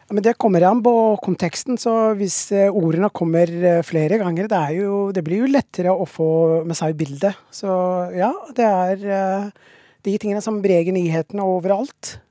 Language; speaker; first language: Norwegian; non-native, fluent; Somali